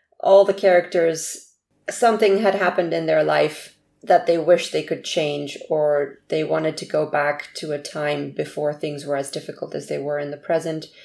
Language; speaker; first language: English; early bilingual, other home language; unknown